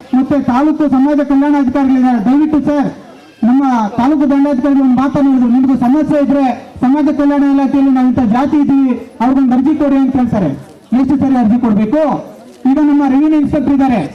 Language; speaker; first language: Kannada; native; Kannada